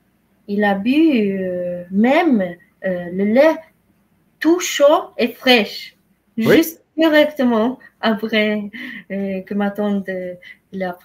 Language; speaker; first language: French; non-native, fluent; Polish